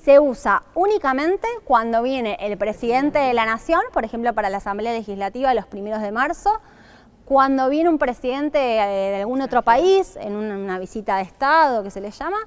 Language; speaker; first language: Spanish; native; Spanish